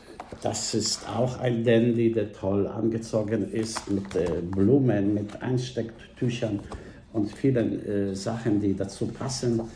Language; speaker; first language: German; non-native, fluent; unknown